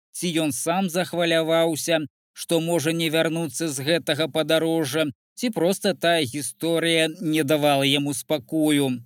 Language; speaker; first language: Belarusian; native; Belarusian